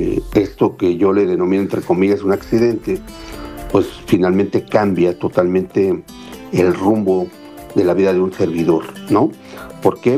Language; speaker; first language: Spanish; native; Spanish